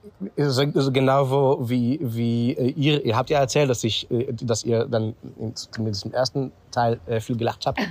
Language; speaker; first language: German; non-native, fluent; Hebrew